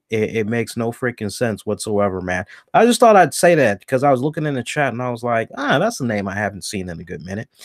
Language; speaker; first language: English; native; English